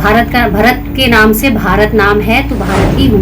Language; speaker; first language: Hindi; native; Hindi